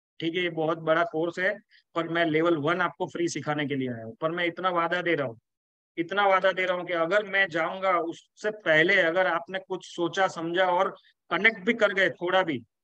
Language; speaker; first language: Hindi; non-native, local second language; Gujarati